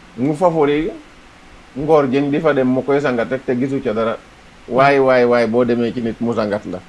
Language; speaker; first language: Wolof; non-native, local second language; Serer